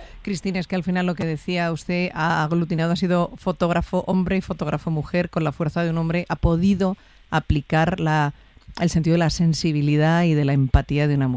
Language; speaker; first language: Spanish; native; Spanish